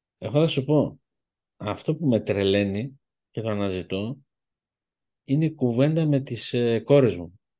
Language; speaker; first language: Greek; early bilingual, heritage; Greek